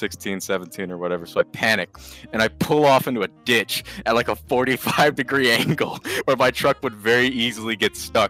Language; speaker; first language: English; native; English